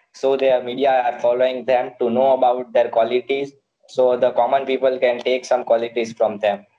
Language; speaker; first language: English; non-native, local second language; Gujarati